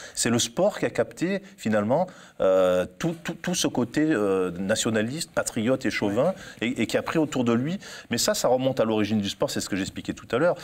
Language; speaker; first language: French; native; French